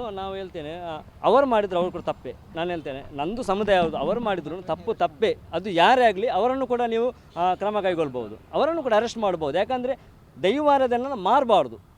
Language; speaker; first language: Kannada; non-native, local second language; Tulu